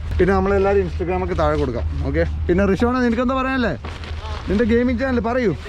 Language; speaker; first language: Malayalam; early bilingual, heritage; Malayalam